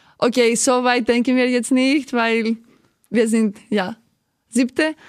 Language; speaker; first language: German; non-native, fluent; Greek